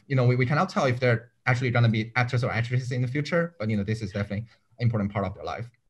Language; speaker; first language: English; non-native, fluent; Chinese